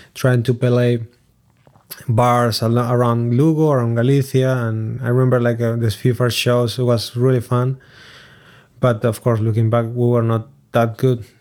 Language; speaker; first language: English; non-native, fluent; Spanish